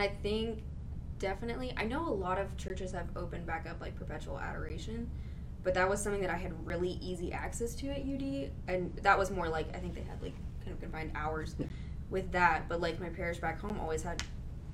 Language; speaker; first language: English; native; English